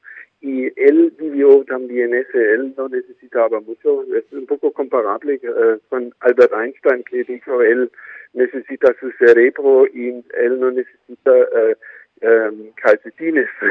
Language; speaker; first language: Spanish; non-native, fluent; German